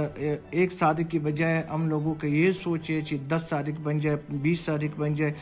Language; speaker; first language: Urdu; non-native, local second language; Pashto